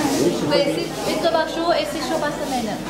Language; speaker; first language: French; non-native, learner; Vietnamese